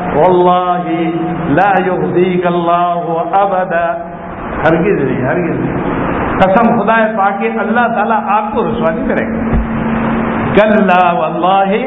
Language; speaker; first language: Urdu; non-native, local second language; Gujarati